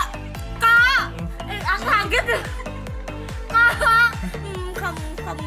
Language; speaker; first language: Vietnamese; non-native, learner; Indonesian